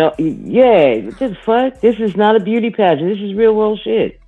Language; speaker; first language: English; native; English